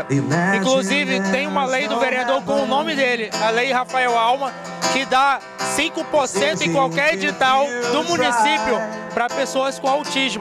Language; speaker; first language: Portuguese; native; Portuguese